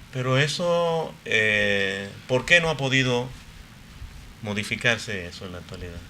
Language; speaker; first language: Spanish; native; Spanish